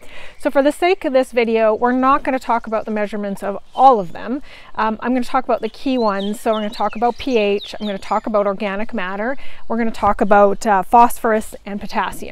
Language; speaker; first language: English; native; English